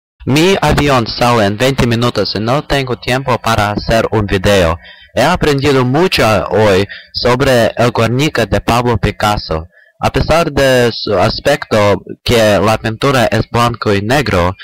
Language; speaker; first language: Spanish; non-native, learner; English